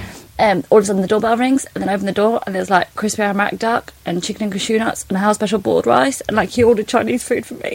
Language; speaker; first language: English; non-native, local second language; Polish